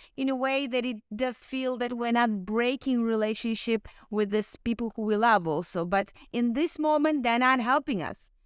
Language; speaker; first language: English; non-native, fluent; Ukrainian